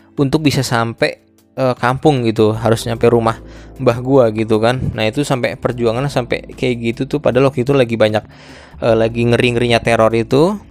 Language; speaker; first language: Indonesian; native; Indonesian